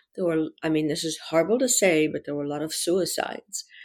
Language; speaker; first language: English; early bilingual, other home language; French